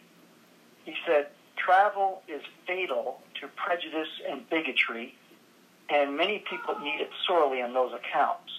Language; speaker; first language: English; native; English